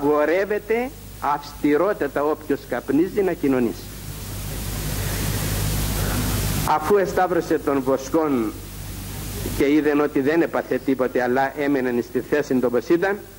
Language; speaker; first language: Greek; native; Greek